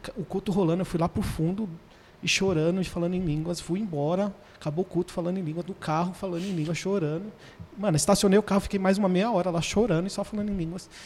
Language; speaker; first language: Portuguese; native; Portuguese